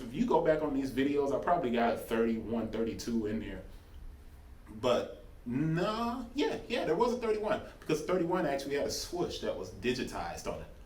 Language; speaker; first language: English; native; English